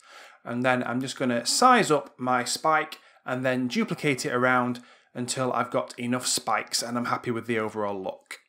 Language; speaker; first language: English; native; English